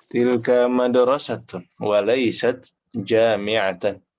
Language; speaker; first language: Arabic; non-native, fluent; Indonesian